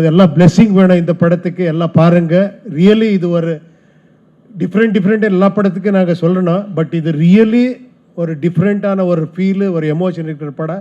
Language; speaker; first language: Tamil; non-native, learner; Kannada